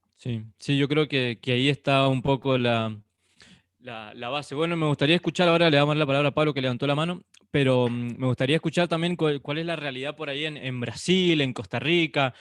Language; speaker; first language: Spanish; native; Spanish